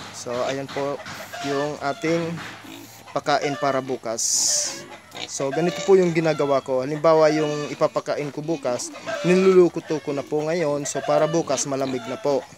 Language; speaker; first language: Filipino; non-native, local second language; Bikol